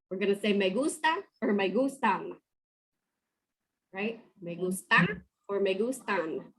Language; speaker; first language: Spanish; non-native, fluent; English